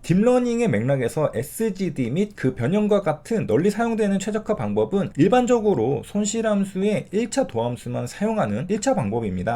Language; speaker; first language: Korean; native; Korean